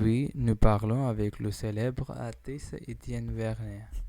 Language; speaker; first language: French; non-native, learner; English